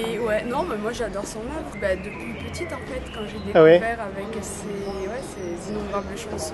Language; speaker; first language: French; native; French